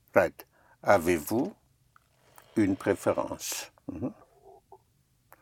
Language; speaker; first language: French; non-native, fluent; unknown